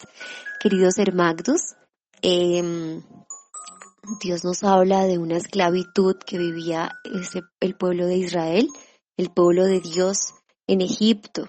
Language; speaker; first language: Spanish; native; Spanish